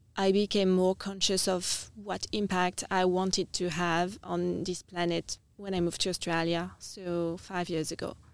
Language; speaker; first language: English; non-native, fluent; French